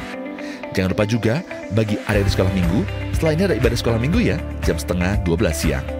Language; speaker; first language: Indonesian; native; Indonesian